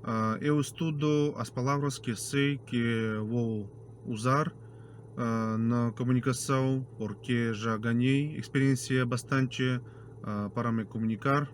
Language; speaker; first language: Portuguese; non-native, fluent; Russian